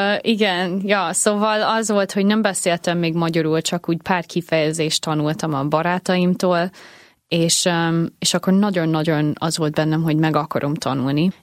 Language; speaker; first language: Hungarian; non-native, fluent; English